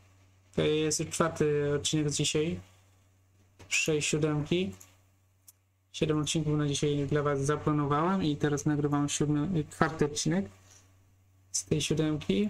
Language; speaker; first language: Polish; native; Polish